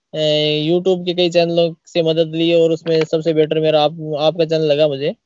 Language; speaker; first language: Hindi; native; Hindi